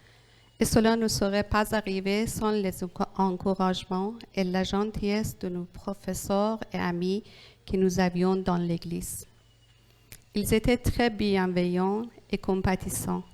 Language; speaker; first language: French; non-native, learner; Persian